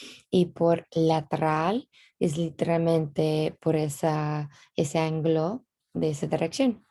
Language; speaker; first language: Spanish; non-native, fluent; English